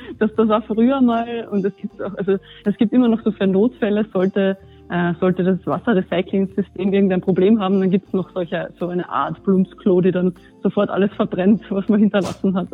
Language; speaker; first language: German; native; German